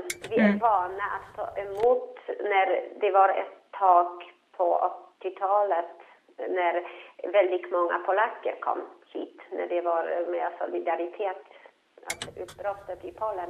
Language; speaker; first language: Swedish; non-native, fluent; Polish